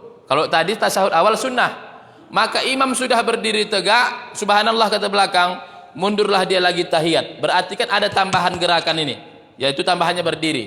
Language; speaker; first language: Indonesian; native; Indonesian